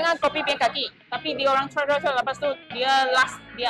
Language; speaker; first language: Malay; non-native, local second language; Chinese